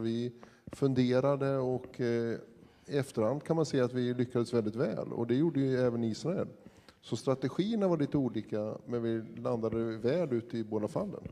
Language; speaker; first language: Swedish; native; Swedish